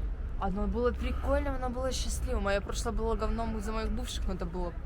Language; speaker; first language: Russian; native; Russian